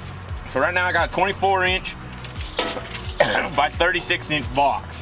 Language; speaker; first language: English; native; English